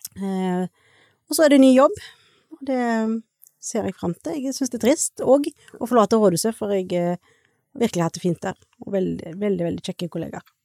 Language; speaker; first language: Norwegian; native; Norwegian